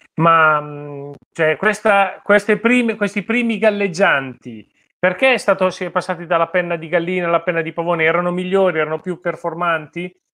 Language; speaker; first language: Italian; native; Italian